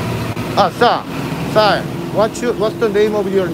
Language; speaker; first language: English; non-native, learner; Korean